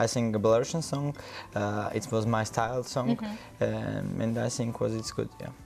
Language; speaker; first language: English; non-native, learner; Georgian